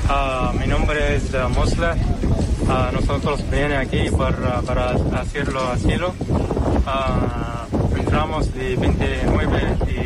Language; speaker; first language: Spanish; non-native, learner; Arabic